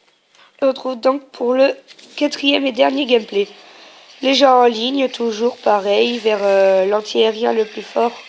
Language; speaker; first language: French; native; French